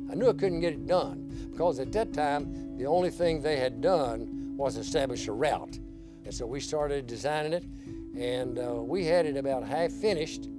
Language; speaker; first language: English; native; English